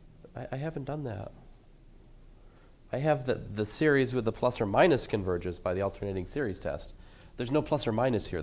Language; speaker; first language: English; native; English